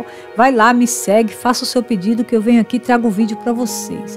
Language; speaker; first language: Portuguese; native; Portuguese